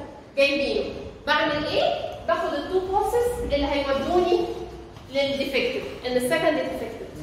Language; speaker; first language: Arabic; native; Arabic